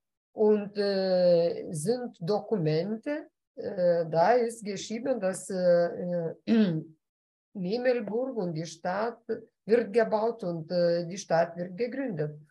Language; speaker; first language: German; non-native, fluent; Lithuanian